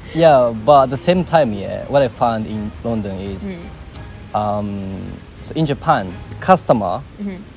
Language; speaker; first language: English; non-native, learner; Japanese